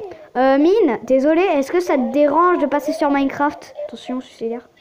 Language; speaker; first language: French; native; French